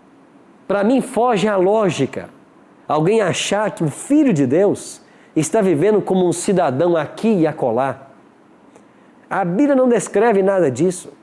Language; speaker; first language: Portuguese; native; Portuguese